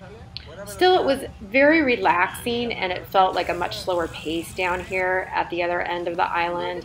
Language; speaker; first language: English; native; English